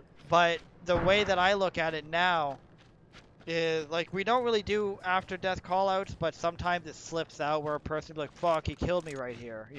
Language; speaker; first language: English; native; English